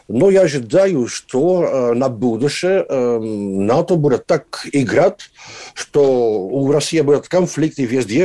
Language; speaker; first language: Russian; non-native, learner; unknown